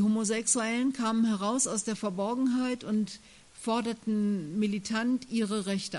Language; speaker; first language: German; native; German